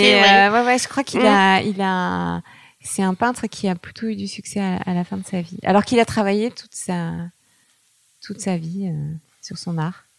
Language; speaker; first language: French; native; French